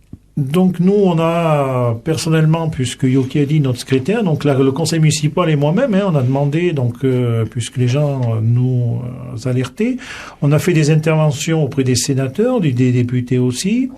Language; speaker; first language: French; native; French